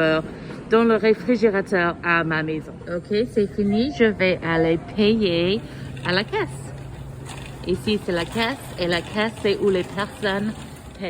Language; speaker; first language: French; non-native, fluent; English